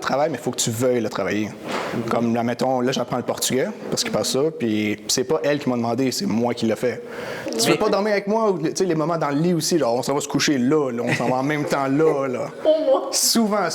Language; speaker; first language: French; native; French